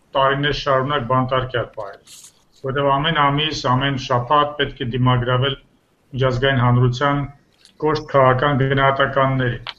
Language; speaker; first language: Armenian; native; Armenian